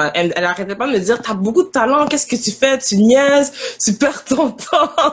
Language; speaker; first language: French; early bilingual, other home language; Haitian Creole